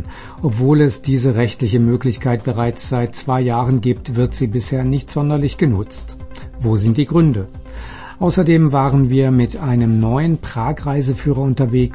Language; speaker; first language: German; native; German